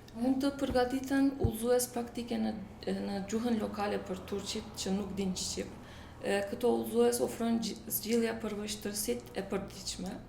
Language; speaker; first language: Albanian; non-native, local second language; Turkish